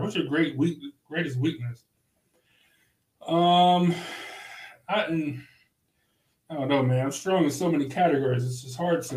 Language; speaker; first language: English; native; English